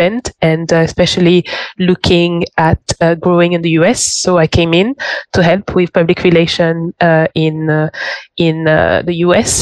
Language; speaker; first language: English; non-native, fluent; French